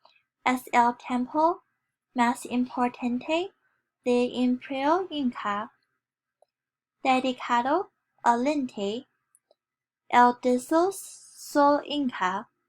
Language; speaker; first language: Spanish; non-native, learner; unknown